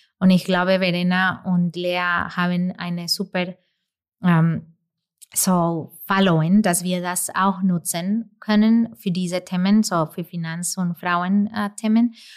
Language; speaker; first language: German; non-native, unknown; Spanish